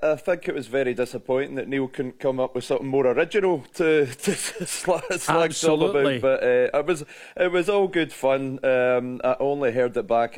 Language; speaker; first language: English; native; English